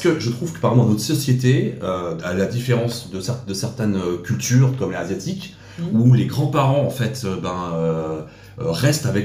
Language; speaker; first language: French; native; French